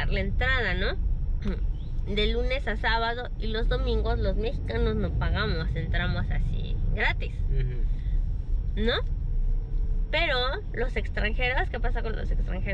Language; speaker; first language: Spanish; native; Spanish